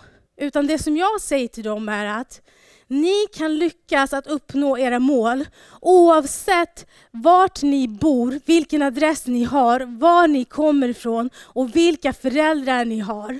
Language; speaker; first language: Swedish; early bilingual, other home language; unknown